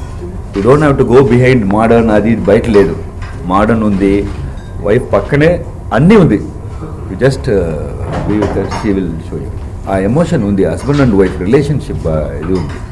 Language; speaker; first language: Telugu; non-native, local second language; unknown